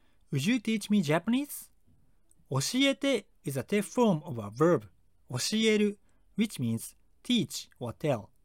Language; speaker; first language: English; non-native, fluent; Japanese